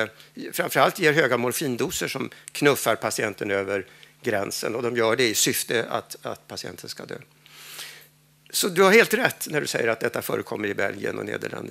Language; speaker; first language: Swedish; native; Swedish